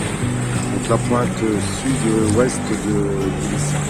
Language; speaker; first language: French; native; French